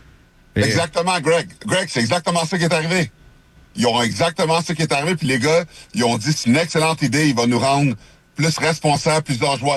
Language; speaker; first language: French; native; French